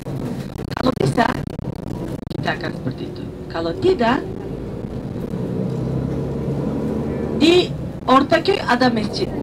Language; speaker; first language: Indonesian; non-native, fluent; Turkish